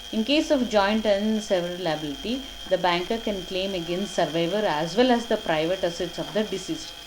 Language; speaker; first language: English; non-native, local second language; Kannada